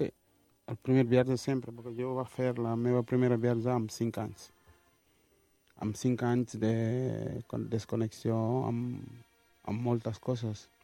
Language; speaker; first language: Catalan; early bilingual, other home language; Wolof